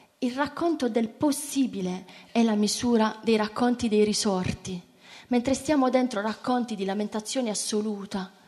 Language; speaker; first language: Italian; native; Italian